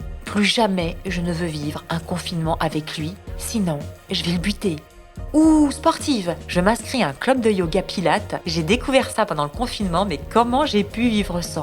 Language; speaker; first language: French; native; French